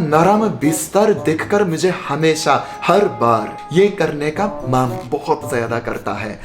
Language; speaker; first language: Hindi; non-native, fluent; Japanese